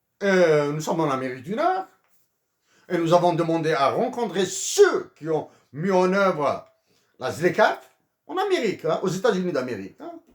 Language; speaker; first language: French; native; French